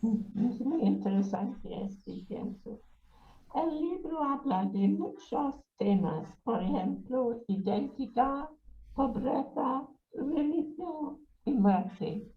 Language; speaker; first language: Spanish; non-native, learner; English